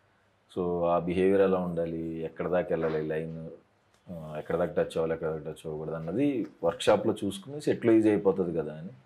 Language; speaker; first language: Telugu; native; Telugu